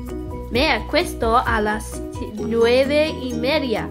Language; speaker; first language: Spanish; non-native, learner; English